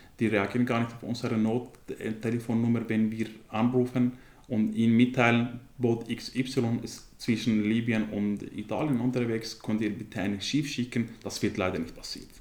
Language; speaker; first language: German; non-native, fluent; Kurdish